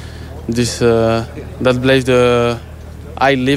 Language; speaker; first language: Dutch; non-native, learner; French